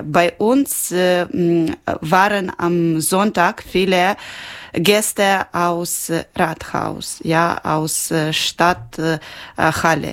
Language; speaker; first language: German; non-native, learner; Ukrainian